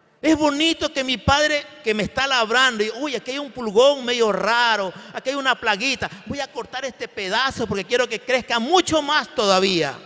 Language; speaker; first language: Spanish; native; Spanish